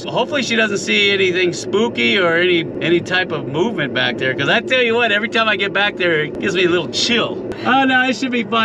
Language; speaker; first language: English; native; English